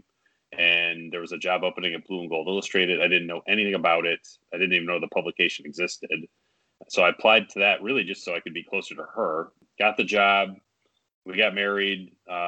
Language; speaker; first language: English; native; English